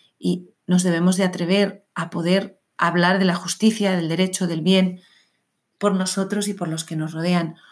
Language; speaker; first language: Spanish; native; Spanish